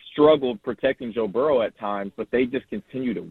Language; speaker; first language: English; native; English